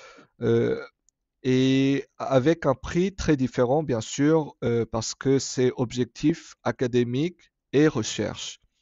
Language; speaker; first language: French; non-native, fluent; Korean